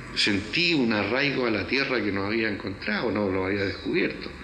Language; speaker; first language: Spanish; native; Spanish